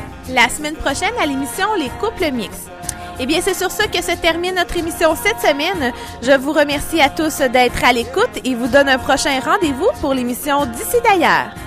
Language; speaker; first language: French; native; French